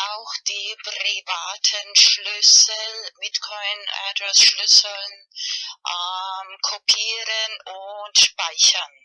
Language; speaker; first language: German; non-native, learner; Spanish